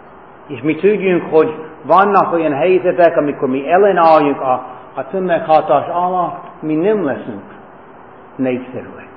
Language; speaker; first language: Hungarian; non-native, fluent; English